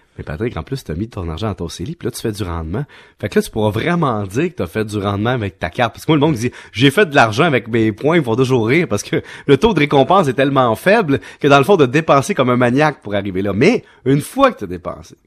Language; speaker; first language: French; native; French